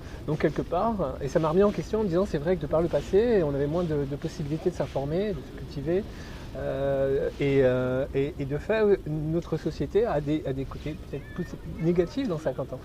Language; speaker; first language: French; native; French